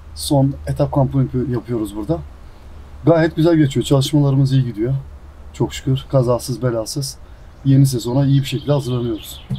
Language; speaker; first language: Turkish; native; Turkish